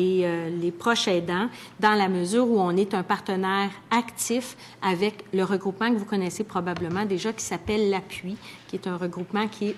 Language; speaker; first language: French; native; French